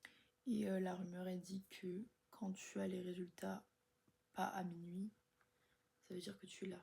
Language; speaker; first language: French; native; French